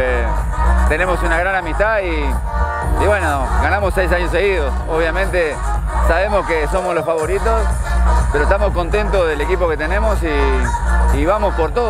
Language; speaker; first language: Spanish; native; Spanish